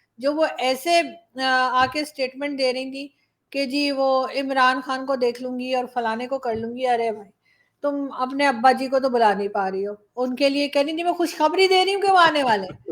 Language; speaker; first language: Urdu; native; Urdu